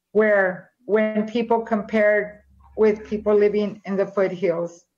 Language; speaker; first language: English; native; English